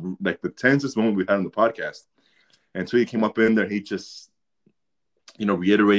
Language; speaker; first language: English; native; English